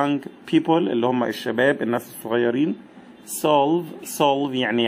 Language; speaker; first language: Arabic; native; Arabic